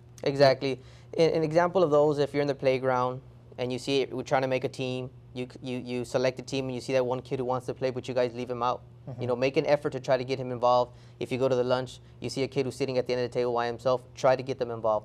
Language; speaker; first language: English; early bilingual, other home language; Spanish